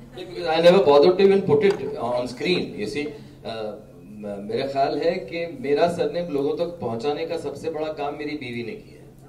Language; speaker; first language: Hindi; non-native, local second language; Marathi